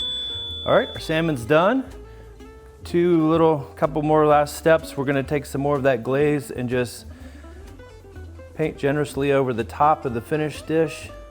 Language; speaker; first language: English; native; English